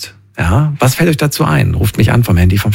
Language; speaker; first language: German; native; German